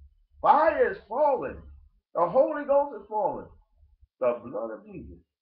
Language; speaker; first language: English; native; English